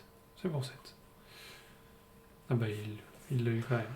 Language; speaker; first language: French; native; French